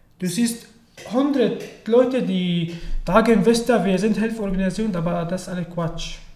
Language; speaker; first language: German; non-native, learner; Arabic